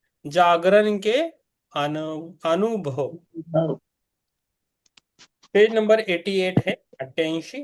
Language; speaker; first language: Hindi; native; Hindi